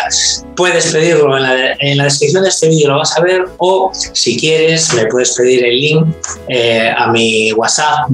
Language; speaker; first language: Spanish; native; Spanish